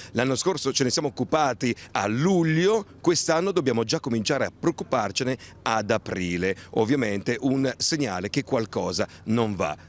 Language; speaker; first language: Italian; native; Italian